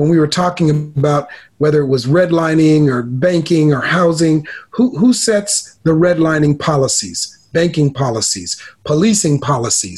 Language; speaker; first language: English; native; English